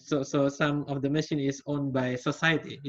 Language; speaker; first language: English; non-native, fluent; Indonesian